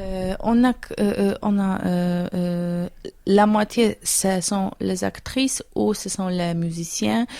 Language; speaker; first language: French; non-native, learner; Polish